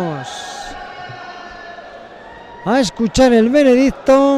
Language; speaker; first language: Spanish; native; Spanish